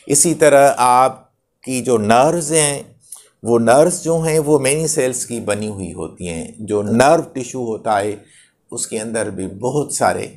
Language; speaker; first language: Urdu; non-native, local second language; Sindhi